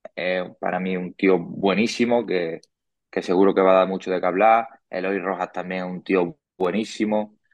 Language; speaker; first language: Spanish; native; Spanish